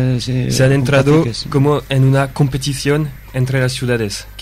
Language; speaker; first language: Spanish; non-native, fluent; French